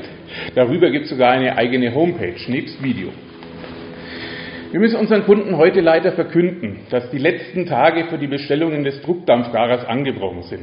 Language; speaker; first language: German; native; German